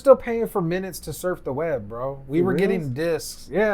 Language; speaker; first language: English; native; English